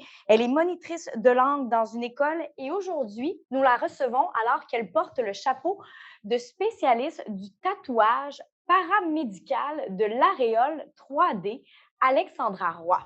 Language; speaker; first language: French; native; French